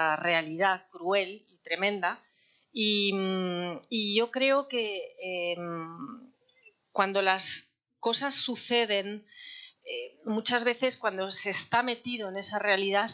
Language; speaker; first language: Spanish; native; Spanish